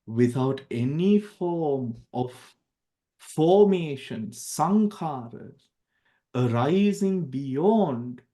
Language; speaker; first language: English; non-native, local second language; Sinhala